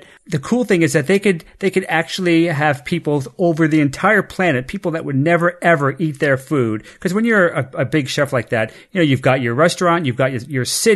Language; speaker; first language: English; native; English